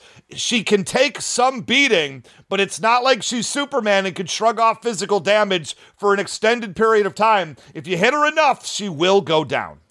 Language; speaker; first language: English; native; English